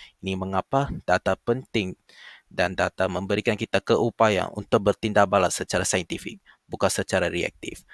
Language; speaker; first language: Malay; non-native, local second language; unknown